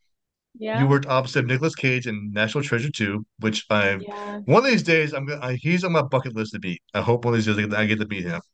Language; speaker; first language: English; native; English